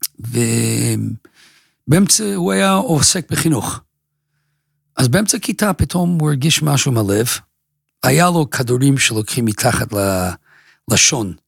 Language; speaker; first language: Hebrew; non-native, fluent; English